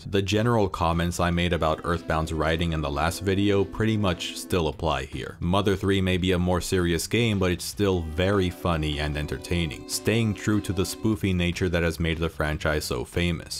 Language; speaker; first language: English; native; English